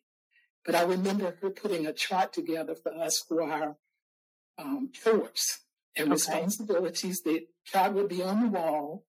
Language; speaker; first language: English; native; English